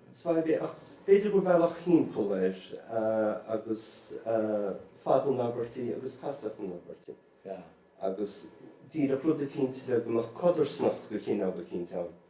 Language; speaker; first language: Irish; native; Irish